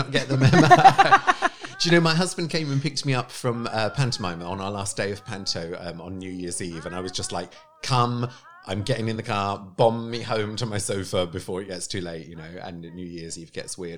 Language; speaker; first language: English; native; English